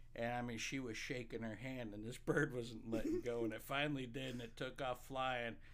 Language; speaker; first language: English; native; English